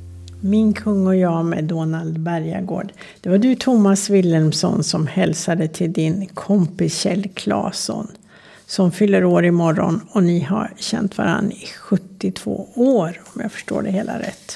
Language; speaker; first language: Swedish; native; Swedish